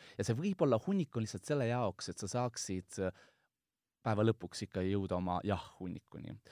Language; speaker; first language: Estonian; non-native, local second language; Russian